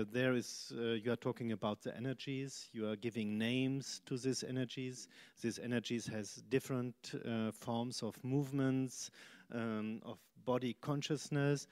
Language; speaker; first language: English; non-native, learner; German